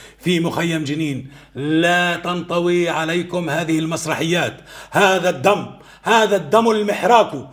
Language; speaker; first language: Arabic; native; Arabic